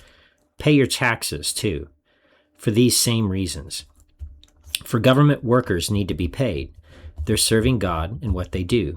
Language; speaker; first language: English; native; English